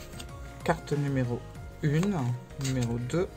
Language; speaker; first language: French; native; French